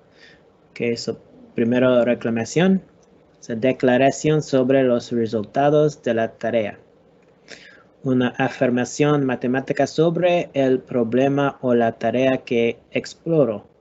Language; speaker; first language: Spanish; non-native, learner; English